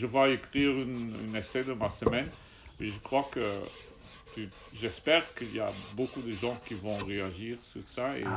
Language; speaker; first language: French; non-native, learner; Czech